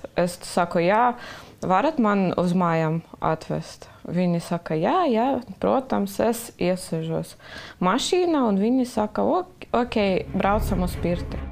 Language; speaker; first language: Latvian; non-native, local second language; Russian